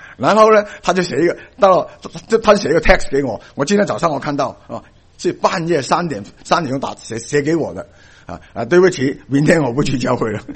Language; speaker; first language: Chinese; non-native, local second language; Cantonese